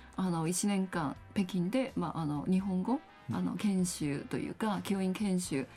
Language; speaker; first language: Japanese; non-native, fluent; Chinese